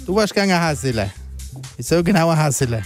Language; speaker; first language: German; native; German